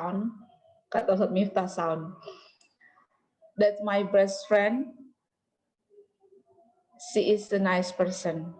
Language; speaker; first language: English; non-native, learner; Indonesian